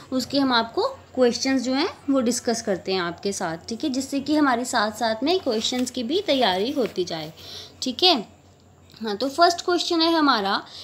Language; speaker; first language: Hindi; native; Hindi